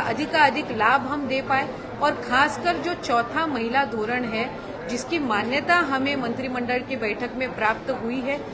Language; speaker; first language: Hindi; non-native, local second language; Marathi